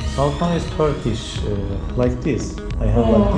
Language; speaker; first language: English; non-native, learner; Turkish